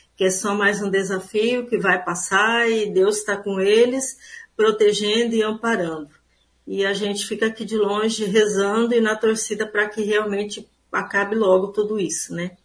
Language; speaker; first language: Portuguese; native; Portuguese